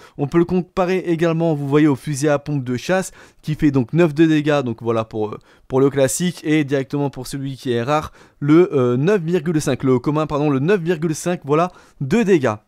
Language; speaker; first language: French; native; French